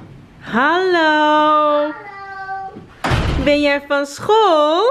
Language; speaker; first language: Dutch; native; Dutch